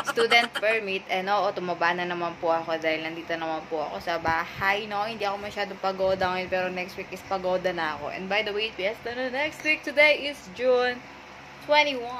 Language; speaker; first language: Filipino; non-native, local second language; Pampanga